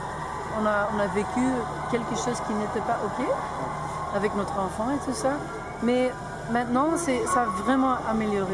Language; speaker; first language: French; non-native, local second language; Dutch